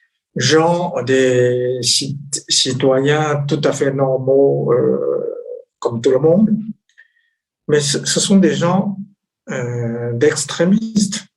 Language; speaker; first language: French; non-native, fluent; Chinese